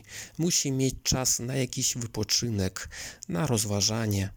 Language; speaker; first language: Polish; non-native, fluent; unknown